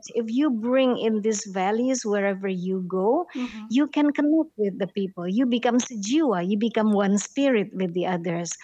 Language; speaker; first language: English; non-native, fluent; Indonesian